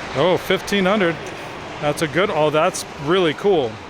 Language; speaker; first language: English; native; English